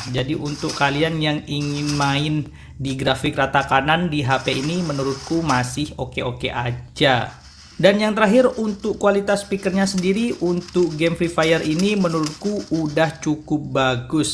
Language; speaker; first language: Indonesian; native; Indonesian